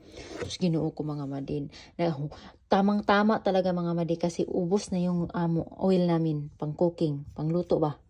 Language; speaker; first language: Filipino; non-native, local second language; Cebuano